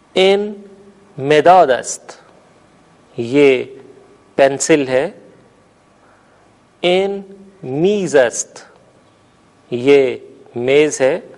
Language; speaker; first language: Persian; non-native, fluent; Urdu